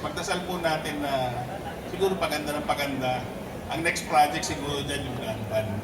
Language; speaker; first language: Filipino; non-native, local second language; Iloko